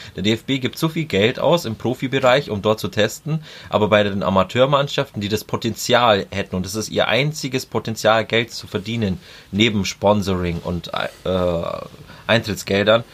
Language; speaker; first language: German; native; German